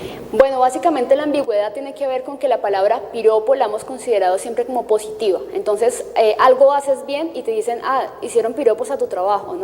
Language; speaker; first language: Spanish; native; Spanish